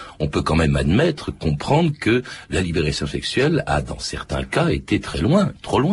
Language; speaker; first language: French; native; French